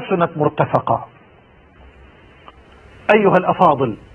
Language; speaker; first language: Arabic; native; Arabic